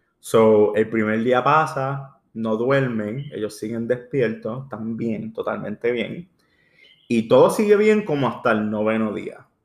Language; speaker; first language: Spanish; early bilingual, heritage; Spanish